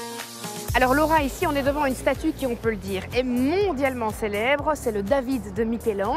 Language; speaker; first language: French; native; French